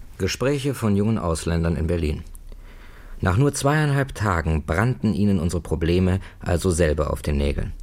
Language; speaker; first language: German; native; German